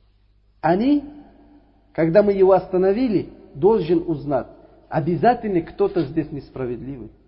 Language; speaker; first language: Russian; non-native, learner; Uzbek